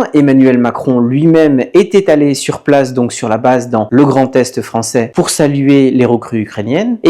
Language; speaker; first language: French; native; French